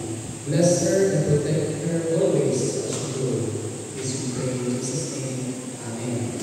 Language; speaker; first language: English; non-native, local second language; Filipino